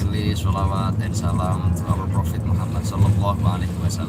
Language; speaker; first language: English; non-native, learner; Indonesian